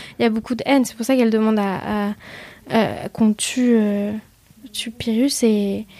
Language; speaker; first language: French; early bilingual, other home language; Vietnamese